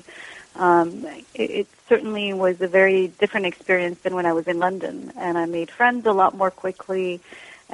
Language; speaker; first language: English; non-native, fluent; Arabic